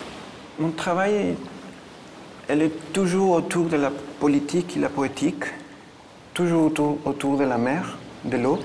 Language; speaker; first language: French; non-native, fluent; Spanish